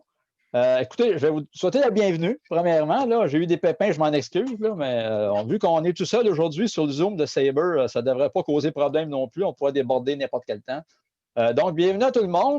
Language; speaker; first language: French; native; French